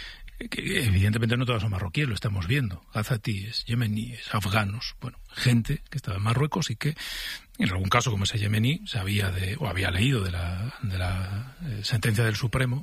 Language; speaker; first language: Spanish; native; Spanish